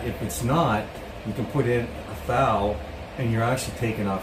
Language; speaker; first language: English; native; English